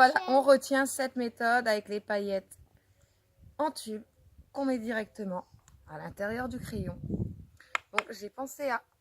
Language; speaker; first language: French; native; French